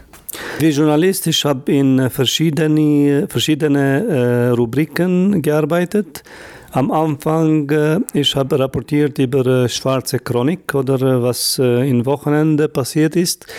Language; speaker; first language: German; non-native, fluent; Albanian